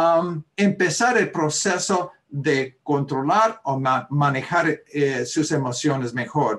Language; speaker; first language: Spanish; early bilingual, heritage; Spanish